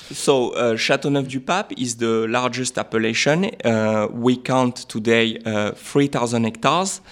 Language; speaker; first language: English; non-native, fluent; French